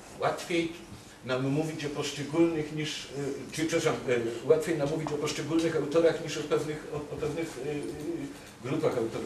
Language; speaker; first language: Polish; native; Polish